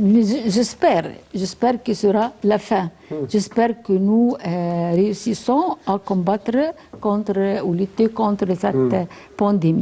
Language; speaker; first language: French; non-native, fluent; Arabic